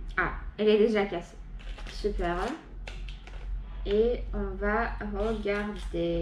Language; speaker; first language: French; non-native, fluent; Russian